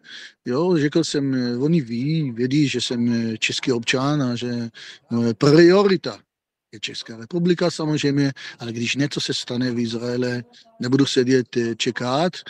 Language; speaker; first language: Czech; non-native, fluent; Hebrew